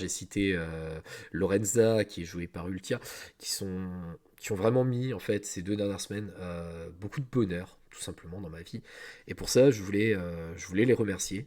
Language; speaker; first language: French; native; French